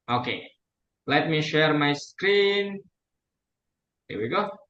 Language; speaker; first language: English; non-native, fluent; Indonesian